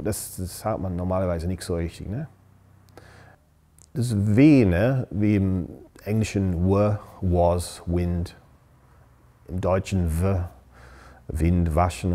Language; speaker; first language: German; non-native, fluent; English